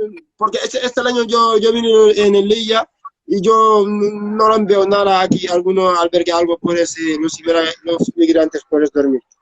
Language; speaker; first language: Spanish; non-native, learner; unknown